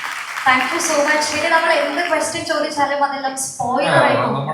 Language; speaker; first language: Malayalam; native; Malayalam